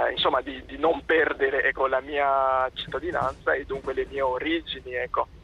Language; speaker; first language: Italian; non-native, fluent; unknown